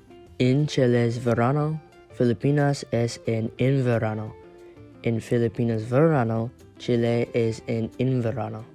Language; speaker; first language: Spanish; non-native, learner; English